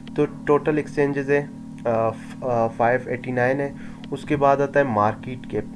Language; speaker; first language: Urdu; non-native, local second language; Baluchi